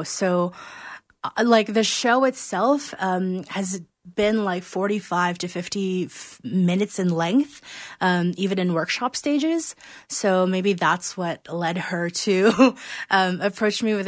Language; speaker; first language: English; non-native, local second language; Filipino